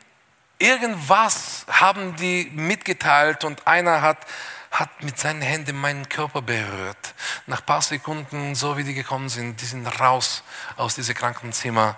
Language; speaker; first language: German; non-native, fluent; Bulgarian